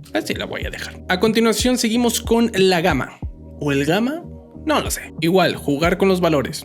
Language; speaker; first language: Spanish; native; Spanish